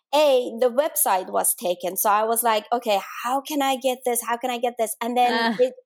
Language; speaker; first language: English; non-native, fluent; Danish